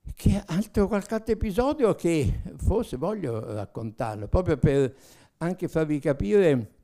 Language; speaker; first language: Italian; native; Italian